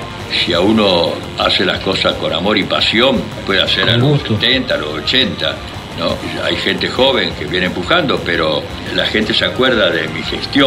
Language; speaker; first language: Spanish; native; Spanish